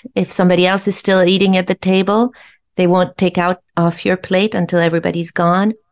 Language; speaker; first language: English; non-native, fluent; French